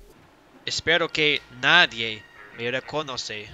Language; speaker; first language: Spanish; non-native, learner; English